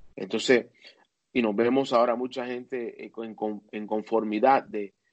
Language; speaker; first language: Spanish; early bilingual, heritage; Spanish